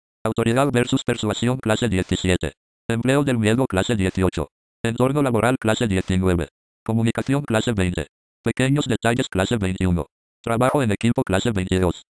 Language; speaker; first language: Spanish; native; Spanish